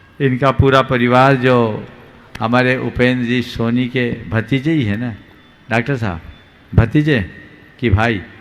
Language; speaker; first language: Hindi; native; Hindi